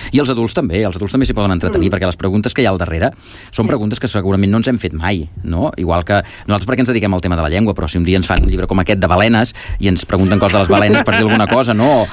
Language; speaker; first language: Catalan; native; Catalan